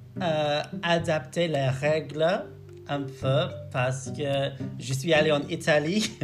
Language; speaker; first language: French; non-native, learner; English